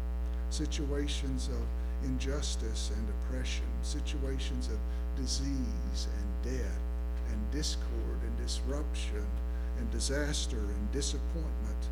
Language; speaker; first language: English; native; English